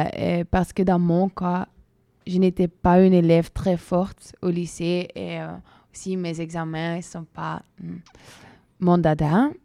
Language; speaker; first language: French; non-native, local second language; Dutch